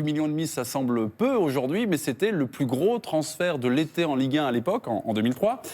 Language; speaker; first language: French; native; French